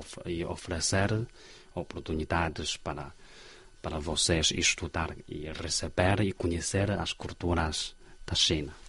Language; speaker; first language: Portuguese; non-native, fluent; Chinese